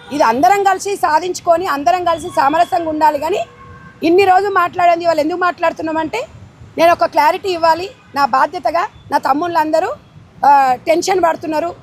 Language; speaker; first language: Telugu; native; Telugu